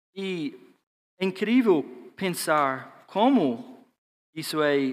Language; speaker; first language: Portuguese; non-native, fluent; English